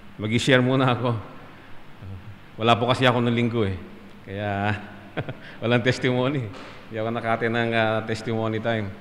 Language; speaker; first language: Filipino; non-native, local second language; Iloko